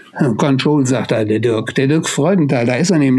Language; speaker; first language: German; native; German